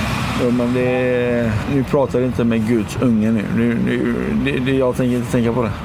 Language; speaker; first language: Swedish; non-native, fluent; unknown